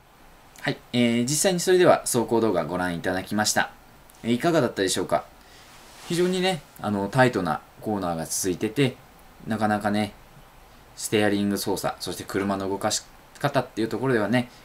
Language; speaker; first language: Japanese; native; Japanese